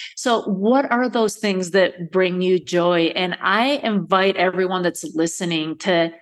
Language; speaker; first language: English; early bilingual, other home language; Spanish